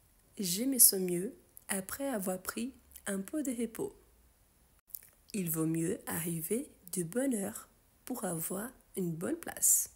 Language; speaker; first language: French; non-native, fluent; Portuguese